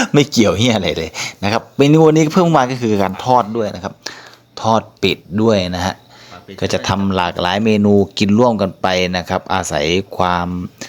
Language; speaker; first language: Thai; native; Thai